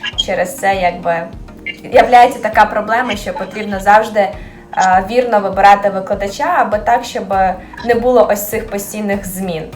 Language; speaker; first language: Ukrainian; native; Ukrainian